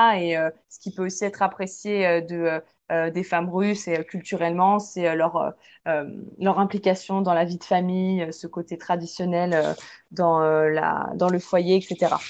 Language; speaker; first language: French; native; French